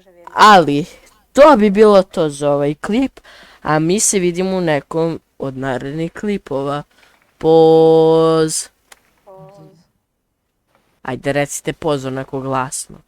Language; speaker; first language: Bosnian; native; Bosnian